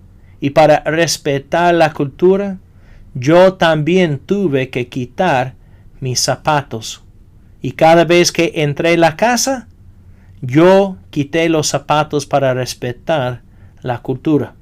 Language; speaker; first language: Spanish; non-native, fluent; English